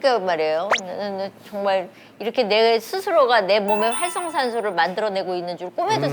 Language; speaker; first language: Korean; native; Korean